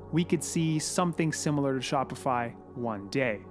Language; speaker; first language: English; native; English